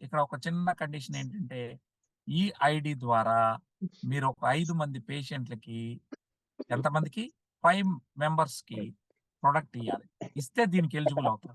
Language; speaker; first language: Telugu; native; Telugu